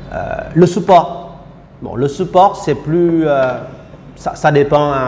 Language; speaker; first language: French; non-native, fluent; Vietnamese